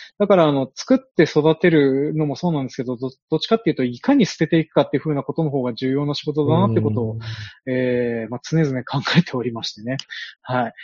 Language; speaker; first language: Japanese; native; Japanese